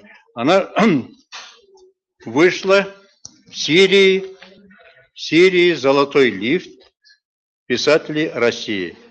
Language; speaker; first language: Russian; non-native, local second language; Bashkir